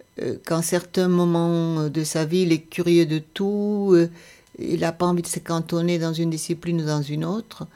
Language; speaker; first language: French; non-native, fluent; Spanish